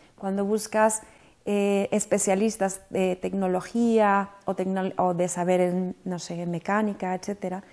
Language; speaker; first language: Spanish; native; Spanish